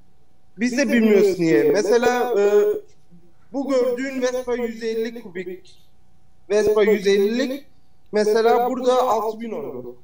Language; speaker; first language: Turkish; early bilingual, heritage; Turkish